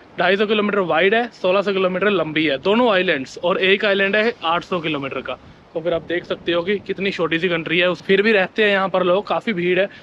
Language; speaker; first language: Hindi; native; Hindi